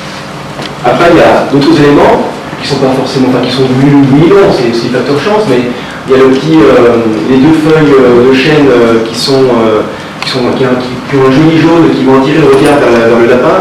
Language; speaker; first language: French; native; French